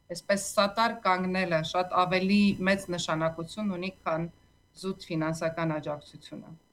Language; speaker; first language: Armenian; native; Armenian